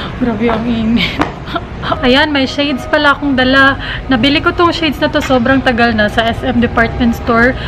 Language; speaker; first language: Filipino; non-native, local second language; Cebuano